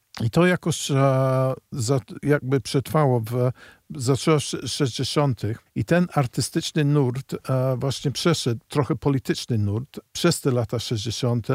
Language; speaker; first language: Polish; non-native, fluent; English